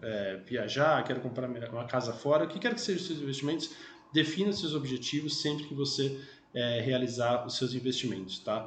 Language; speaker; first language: Portuguese; native; Portuguese